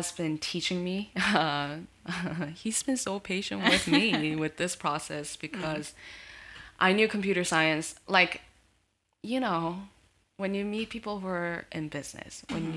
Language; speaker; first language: English; early bilingual, other home language; Korean